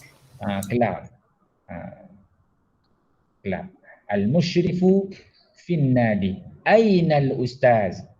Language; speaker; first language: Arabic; non-native, fluent; Malay